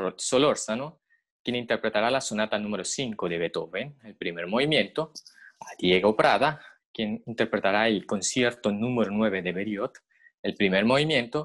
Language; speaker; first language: Spanish; native; Spanish